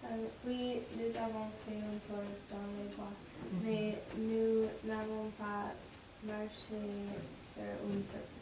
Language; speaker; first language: French; non-native, learner; English